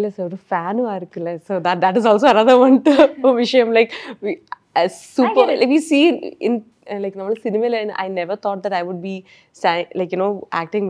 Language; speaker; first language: Tamil; non-native, learner; Malayalam